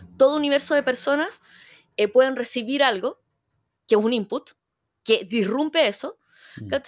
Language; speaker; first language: Spanish; early bilingual, other home language; Korean